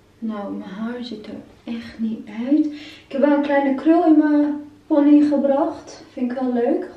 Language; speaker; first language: Dutch; non-native, fluent; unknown